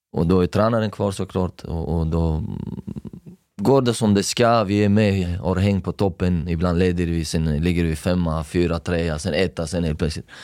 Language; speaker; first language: Swedish; non-native, fluent; Persian